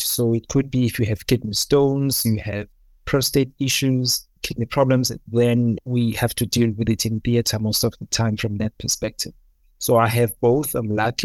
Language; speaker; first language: English; non-native, local second language; Zulu